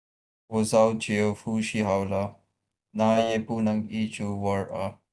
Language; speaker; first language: Chinese; non-native, learner; Urdu